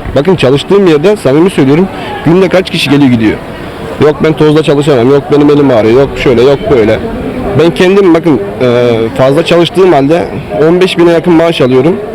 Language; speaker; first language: Turkish; native; Turkish